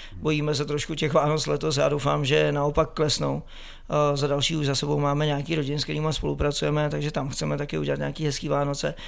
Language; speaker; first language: Czech; native; Czech